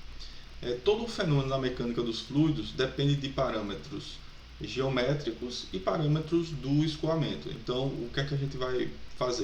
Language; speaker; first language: Portuguese; native; Portuguese